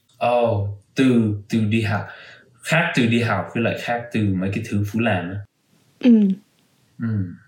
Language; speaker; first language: Vietnamese; early bilingual, heritage; Vietnamese